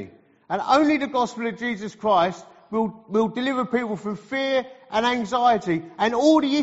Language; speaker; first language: English; native; English